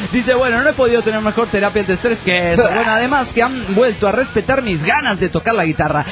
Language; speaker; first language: Spanish; native; Spanish